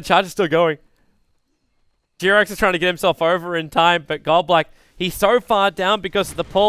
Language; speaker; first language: English; native; English